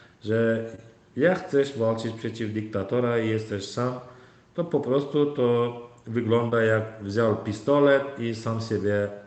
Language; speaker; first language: Polish; non-native, learner; Turkmen